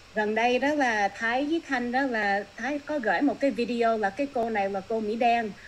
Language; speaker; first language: Vietnamese; early bilingual, heritage; Vietnamese